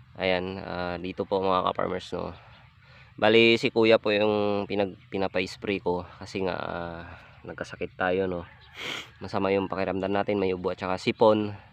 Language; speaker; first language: Filipino; non-native, local second language; Hiligaynon